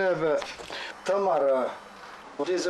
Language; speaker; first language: German; non-native, learner; Russian